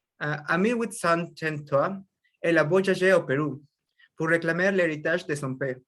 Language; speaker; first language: French; non-native, learner; Spanish